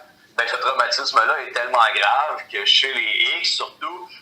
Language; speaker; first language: French; native; French